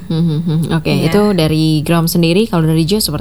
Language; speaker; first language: Indonesian; native; Indonesian